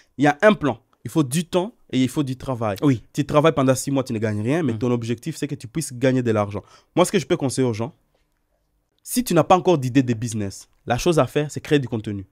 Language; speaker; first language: French; non-native, local second language; Swahili